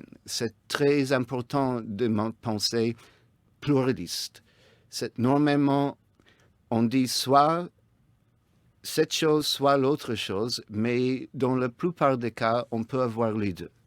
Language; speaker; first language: French; non-native, fluent; English